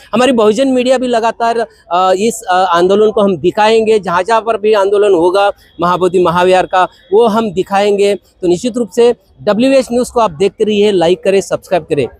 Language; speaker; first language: Hindi; non-native, local second language; Marathi